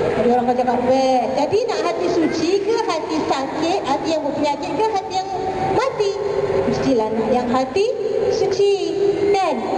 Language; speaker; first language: Malay; native; Malay